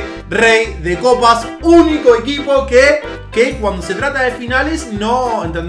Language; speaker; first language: Spanish; native; Spanish